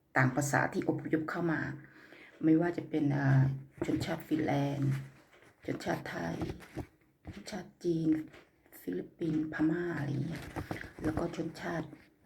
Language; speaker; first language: Thai; native; Thai